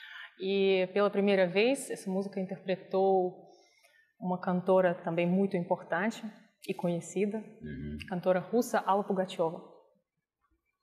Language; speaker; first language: Portuguese; non-native, fluent; Russian